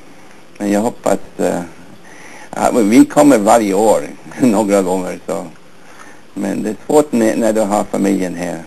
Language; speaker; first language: Swedish; early bilingual, heritage; Swedish